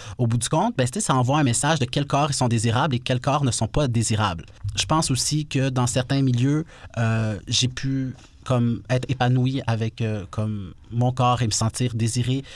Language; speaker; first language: French; native; French